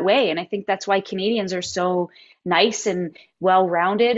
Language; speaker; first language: English; native; English